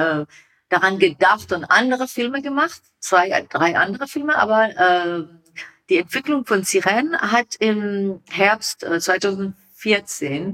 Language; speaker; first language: German; non-native, learner; Persian